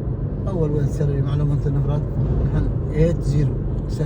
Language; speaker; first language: Arabic; non-native, learner; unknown